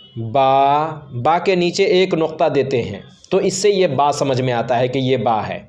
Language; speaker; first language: Hindi; native; Hindi